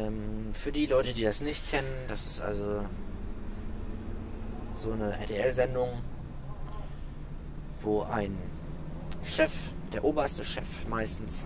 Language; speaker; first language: German; native; German